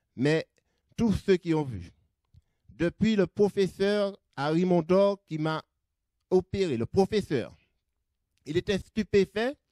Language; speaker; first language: French; native; French